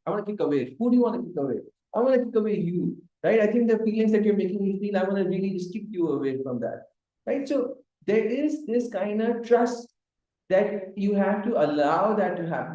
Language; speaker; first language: English; non-native, local second language; Urdu